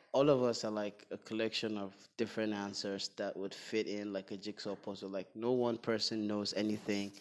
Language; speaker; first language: English; non-native, local second language; Igbo